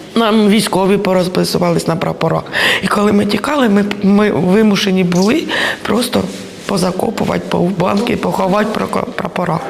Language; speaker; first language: Ukrainian; native; Ukrainian